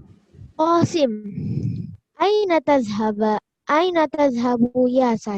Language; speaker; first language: Arabic; non-native, learner; Indonesian